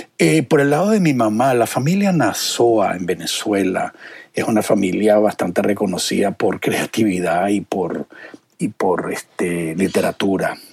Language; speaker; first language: Spanish; native; Spanish